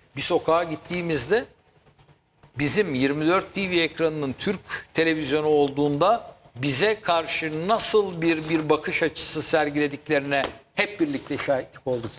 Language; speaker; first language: Turkish; native; Turkish